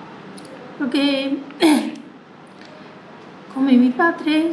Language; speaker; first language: Spanish; non-native, learner; Chinese